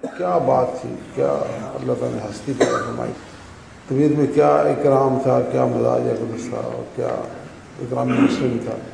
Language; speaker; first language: Urdu; non-native, local second language; Punjabi